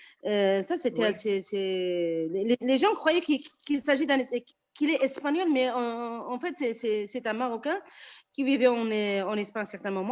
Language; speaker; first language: French; non-native, local second language; Arabic